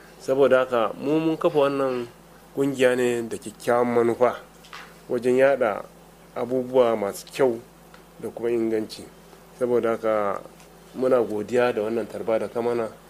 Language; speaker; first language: Hausa; non-native, local second language; Fula